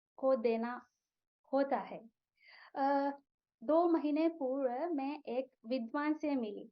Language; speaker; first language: Hindi; non-native, fluent; Sinhala